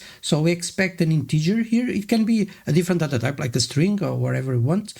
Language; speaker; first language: English; non-native, fluent; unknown